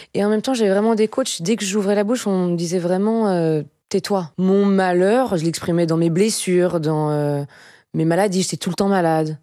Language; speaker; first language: French; native; French